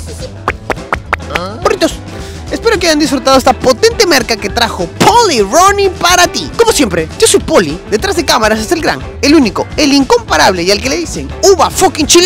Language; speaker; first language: Spanish; native; Spanish